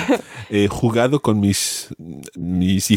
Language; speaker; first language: Spanish; non-native, fluent; English